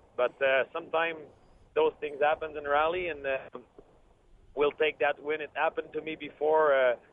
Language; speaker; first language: English; native; English